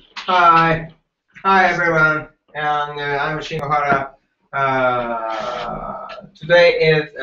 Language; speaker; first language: English; non-native, learner; Japanese